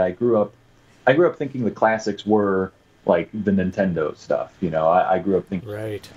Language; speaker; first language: English; native; English